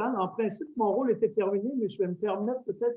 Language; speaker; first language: French; native; French